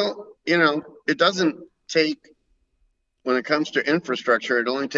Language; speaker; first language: English; native; English